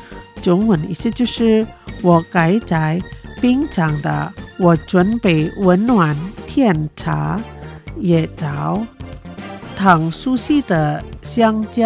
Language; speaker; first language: Chinese; non-native, fluent; Indonesian